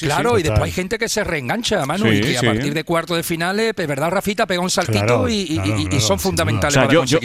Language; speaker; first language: Spanish; native; Spanish